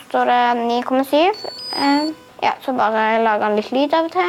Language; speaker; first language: Norwegian; native; Norwegian